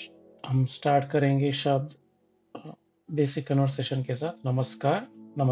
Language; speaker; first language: Hindi; non-native, local second language; Kannada